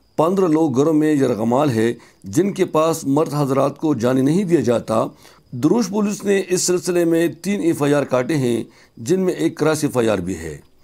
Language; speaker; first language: Urdu; non-native, local second language; Khowar